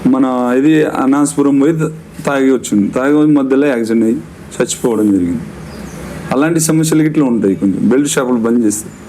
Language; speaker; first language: Telugu; non-native, local second language; Lambadi